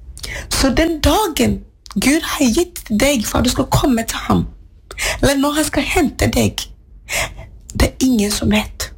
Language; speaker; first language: Norwegian; non-native, fluent; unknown